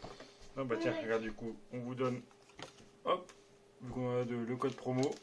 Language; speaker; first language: French; native; French